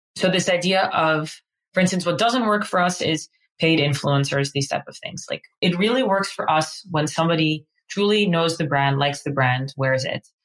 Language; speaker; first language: English; non-native, fluent; Dutch